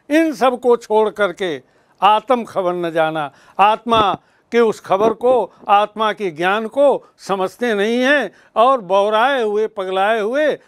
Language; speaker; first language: Hindi; native; Hindi